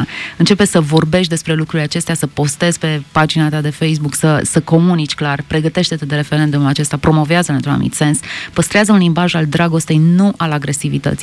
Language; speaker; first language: Romanian; native; Romanian